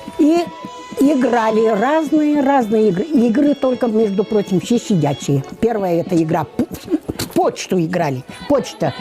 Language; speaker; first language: Russian; non-native, local second language; Chuvash